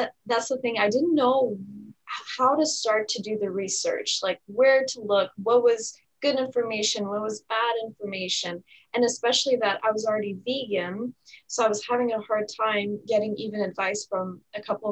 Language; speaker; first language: English; native; English